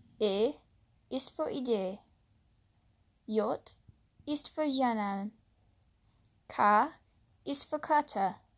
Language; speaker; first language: German; non-native, learner; English